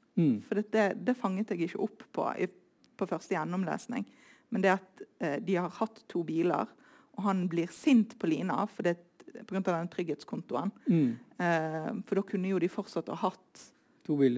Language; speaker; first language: Norwegian; native; Norwegian